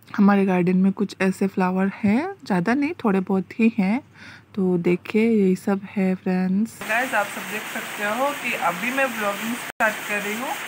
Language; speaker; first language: Hindi; native; Hindi